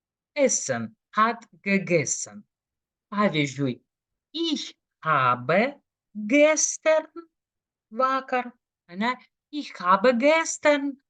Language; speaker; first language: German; non-native, fluent; Lithuanian